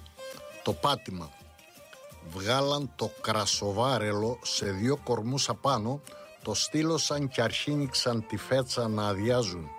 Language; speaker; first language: Greek; native; Greek